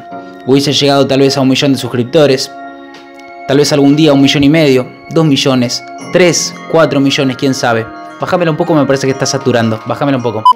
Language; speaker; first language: Spanish; native; Spanish